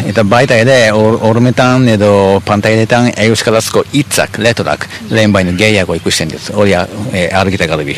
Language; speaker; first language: Basque; non-native, fluent; Japanese